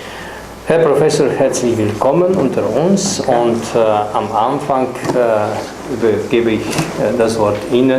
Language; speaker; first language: German; non-native, fluent; Slovenian